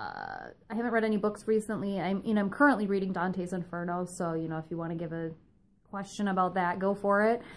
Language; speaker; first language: English; native; English